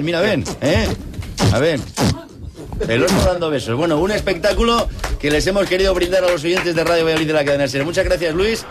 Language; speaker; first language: Spanish; native; Spanish